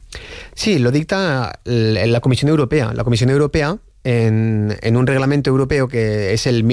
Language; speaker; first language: Spanish; native; Spanish